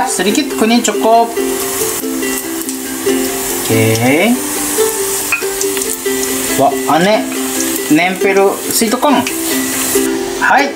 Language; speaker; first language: Indonesian; non-native, learner; Japanese